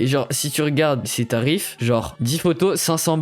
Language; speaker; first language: French; native; French